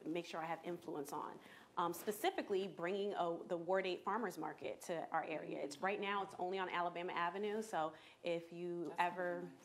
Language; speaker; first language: English; native; English